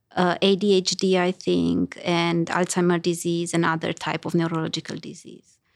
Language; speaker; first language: English; non-native, fluent; Romanian